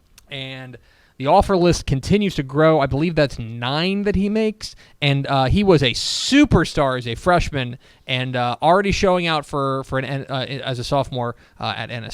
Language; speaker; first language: English; native; English